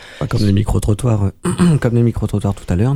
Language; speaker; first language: French; native; French